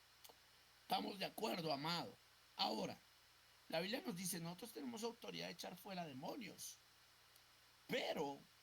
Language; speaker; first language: Spanish; native; Spanish